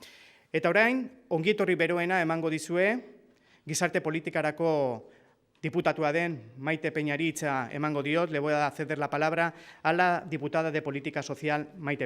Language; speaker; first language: Basque; native; Basque